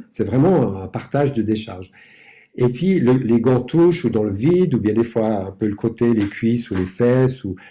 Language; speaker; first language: French; non-native, fluent; English